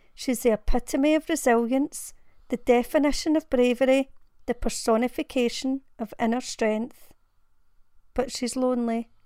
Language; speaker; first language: English; native; English